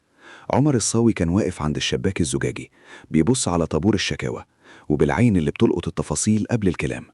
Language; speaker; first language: Arabic; native; Arabic